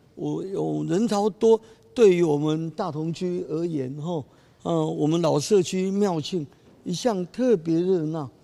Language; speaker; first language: Chinese; native; Chinese